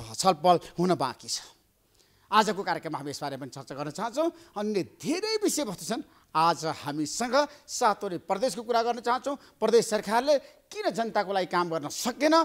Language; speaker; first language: Nepali; native; Nepali